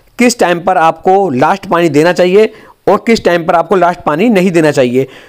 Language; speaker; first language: Hindi; native; Hindi